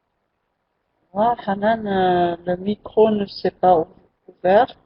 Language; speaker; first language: French; non-native, local second language; Arabic